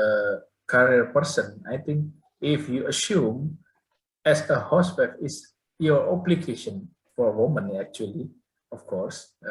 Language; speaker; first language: English; non-native, learner; Indonesian